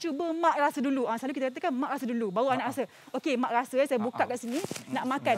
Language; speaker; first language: Malay; native; Malay